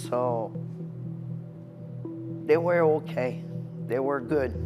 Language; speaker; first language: English; non-native, local second language; French